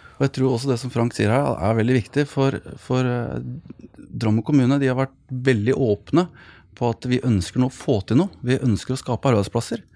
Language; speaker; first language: Norwegian; native; Norwegian